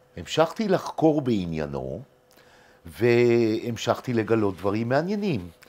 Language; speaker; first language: Hebrew; native; Hebrew